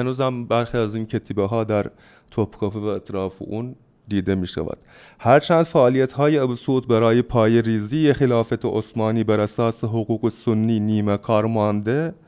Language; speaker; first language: Persian; non-native, fluent; Turkish